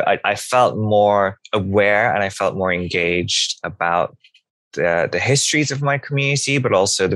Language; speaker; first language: English; non-native, local second language; Bangla